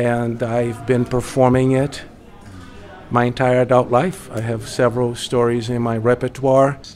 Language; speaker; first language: English; non-native, fluent; Portuguese